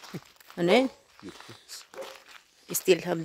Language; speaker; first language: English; non-native, learner; Filipino